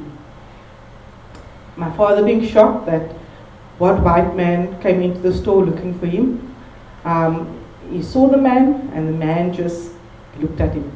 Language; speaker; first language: English; native; English